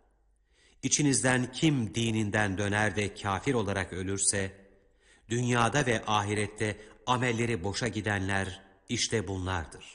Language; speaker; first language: Turkish; native; Turkish